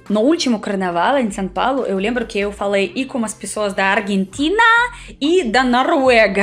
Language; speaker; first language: Portuguese; non-native, fluent; Russian